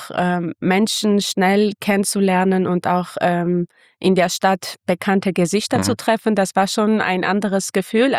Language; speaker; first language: German; non-native, fluent; Armenian